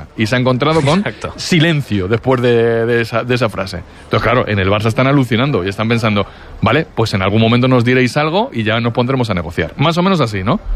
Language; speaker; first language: Spanish; native; Spanish